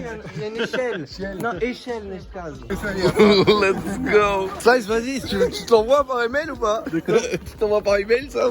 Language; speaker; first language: French; native; French